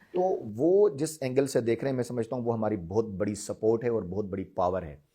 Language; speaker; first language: Urdu; non-native, local second language; Sindhi